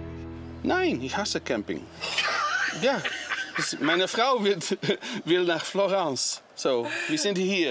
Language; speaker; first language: German; non-native, learner; Dutch